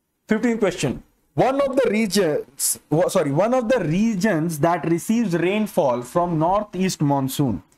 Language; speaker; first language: English; non-native, local second language; Bangla